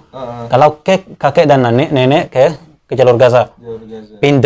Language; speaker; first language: Indonesian; non-native, fluent; Arabic